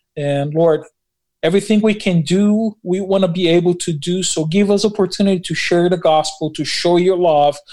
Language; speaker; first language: English; non-native, fluent; Portuguese